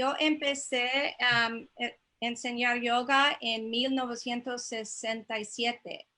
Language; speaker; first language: Spanish; non-native, fluent; English